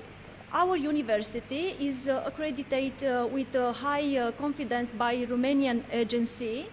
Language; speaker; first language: English; non-native, learner; Romanian